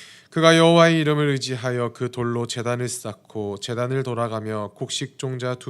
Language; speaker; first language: Korean; native; Korean